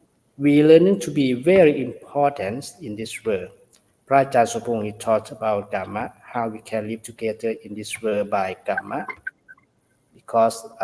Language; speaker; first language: English; non-native, learner; Thai